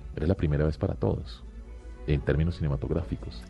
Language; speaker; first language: Spanish; native; Spanish